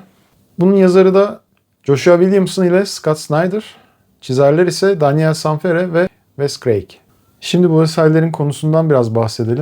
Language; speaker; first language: Turkish; native; Turkish